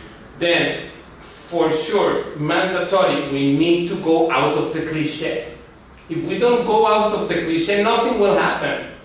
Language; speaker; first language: English; non-native, fluent; Spanish